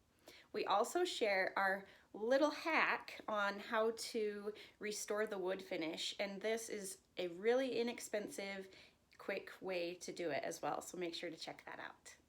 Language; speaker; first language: English; native; English